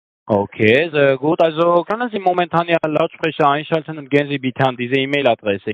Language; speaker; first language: German; non-native, learner; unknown